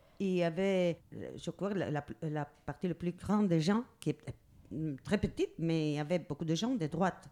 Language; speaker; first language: French; non-native, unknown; Spanish